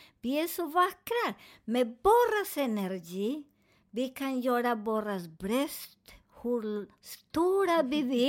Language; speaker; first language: Swedish; non-native, learner; Spanish